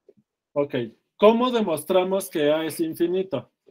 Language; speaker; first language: Spanish; native; Spanish